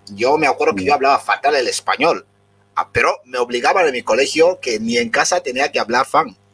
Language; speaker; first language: Spanish; non-native, local second language; Fang